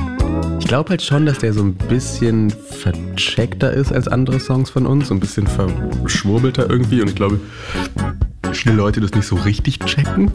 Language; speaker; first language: German; native; German